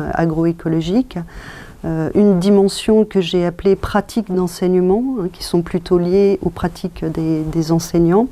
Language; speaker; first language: French; native; French